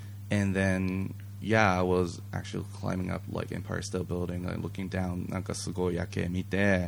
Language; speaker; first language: English; non-native, fluent; Japanese